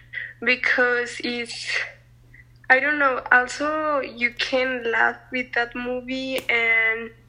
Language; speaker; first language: English; non-native, learner; Spanish